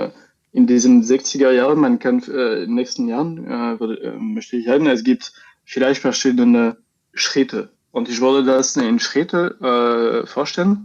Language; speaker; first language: German; non-native, fluent; French